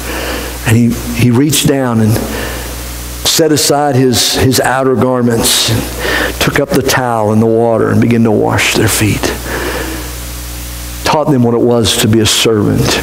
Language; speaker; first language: English; native; English